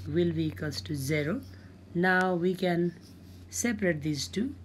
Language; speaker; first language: English; non-native, local second language; Nepali